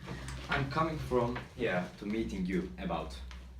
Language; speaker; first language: English; non-native, learner; Turkish